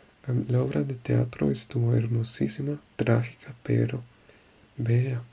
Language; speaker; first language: Spanish; non-native, learner; French